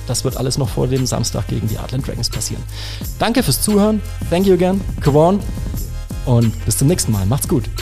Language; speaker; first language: German; native; German